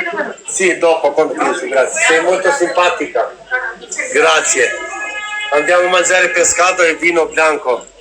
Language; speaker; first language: Italian; non-native, learner; Albanian